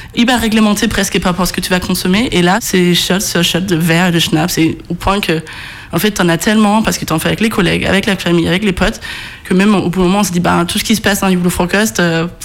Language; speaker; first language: French; non-native, fluent; Danish